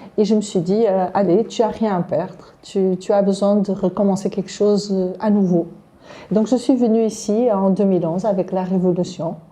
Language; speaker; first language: French; non-native, fluent; Portuguese